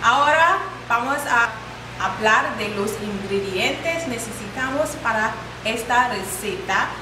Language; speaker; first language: Spanish; non-native, learner; English